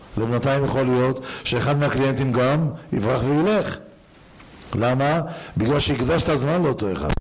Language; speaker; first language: Hebrew; native; Hebrew